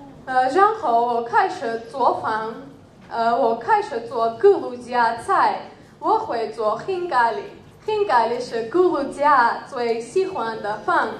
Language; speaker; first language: Chinese; non-native, learner; Georgian